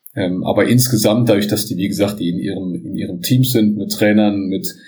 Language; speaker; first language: German; native; German